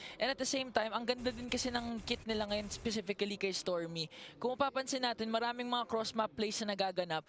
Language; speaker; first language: Filipino; native; Filipino